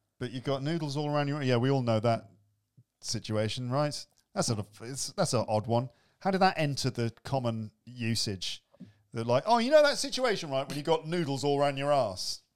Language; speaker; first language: English; native; English